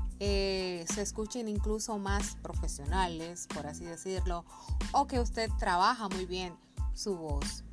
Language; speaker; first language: Spanish; native; Spanish